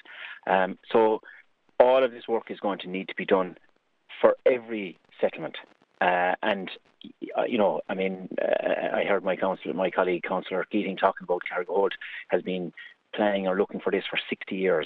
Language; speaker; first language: English; native; English